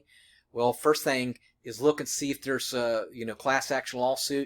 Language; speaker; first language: English; native; English